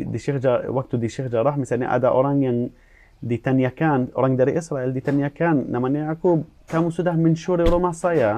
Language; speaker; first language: Indonesian; non-native, fluent; Arabic